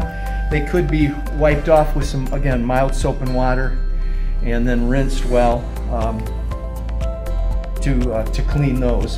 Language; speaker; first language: English; native; English